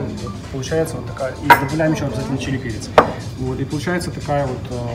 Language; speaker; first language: Russian; native; Russian